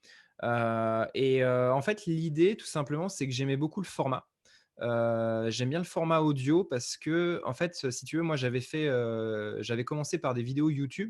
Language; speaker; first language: French; native; French